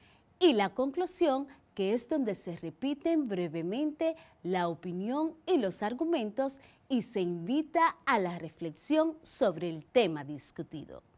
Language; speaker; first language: Spanish; native; Spanish